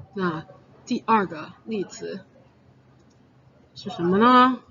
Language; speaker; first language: Chinese; non-native, fluent; English